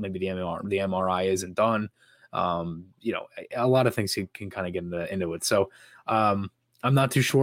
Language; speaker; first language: English; native; English